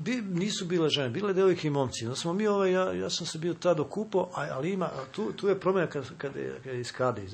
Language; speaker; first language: Serbian; native; Serbian